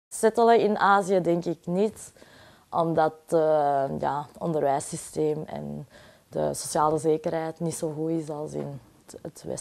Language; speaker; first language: Dutch; early bilingual, other home language; Cantonese